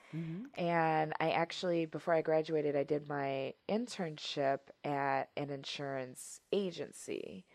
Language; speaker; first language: English; native; English